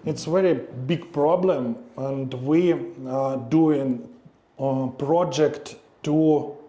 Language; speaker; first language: English; non-native, learner; Russian